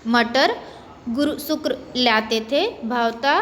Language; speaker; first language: Hindi; non-native, local second language; Gujarati